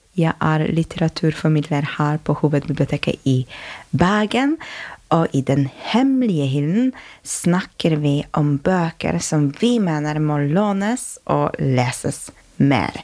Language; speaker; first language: Norwegian; non-native, fluent; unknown